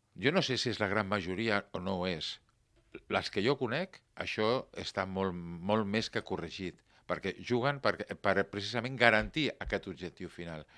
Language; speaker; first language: Catalan; non-native, local second language; Spanish